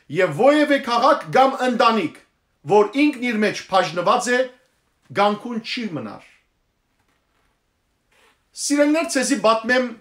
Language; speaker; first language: Armenian; early bilingual, heritage; Armenian